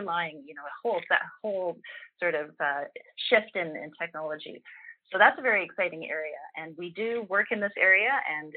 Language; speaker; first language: English; native; English